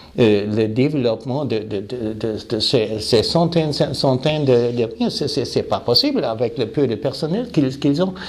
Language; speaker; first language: French; non-native, fluent; German